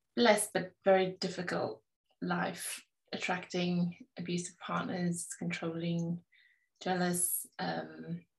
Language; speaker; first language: English; native; English